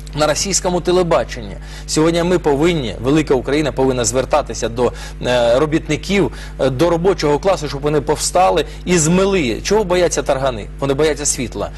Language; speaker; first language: Ukrainian; non-native, local second language; Russian